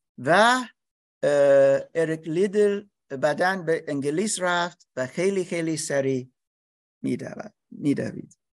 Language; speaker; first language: Persian; non-native, learner; English